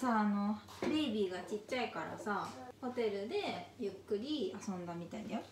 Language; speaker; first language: Japanese; native; Japanese